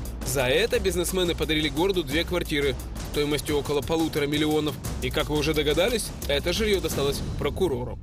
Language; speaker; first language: Russian; non-native, local second language; Ukrainian